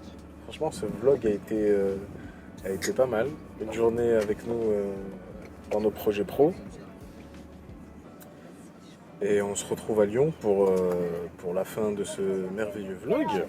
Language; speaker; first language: French; native; French